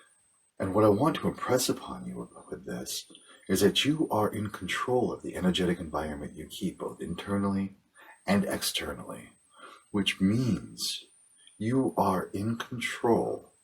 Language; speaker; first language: English; native; English